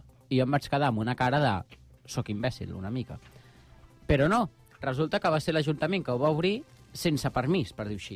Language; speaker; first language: Catalan; native; Catalan